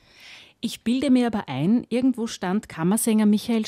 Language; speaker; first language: German; native; German